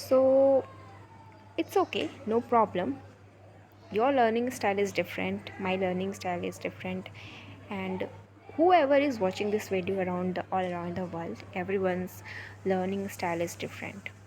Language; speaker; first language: English; non-native, local second language; Hindi